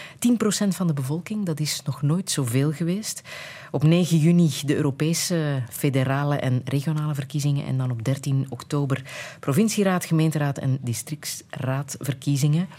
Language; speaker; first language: Dutch; native; Dutch